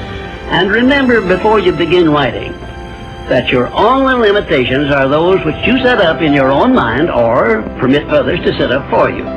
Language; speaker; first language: English; native; English